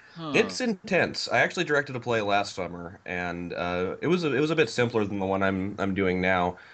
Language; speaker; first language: English; native; English